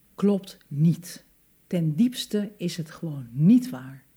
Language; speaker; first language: Dutch; native; Dutch